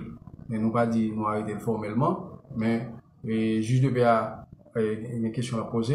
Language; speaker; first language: French; non-native, local second language; Haitian Creole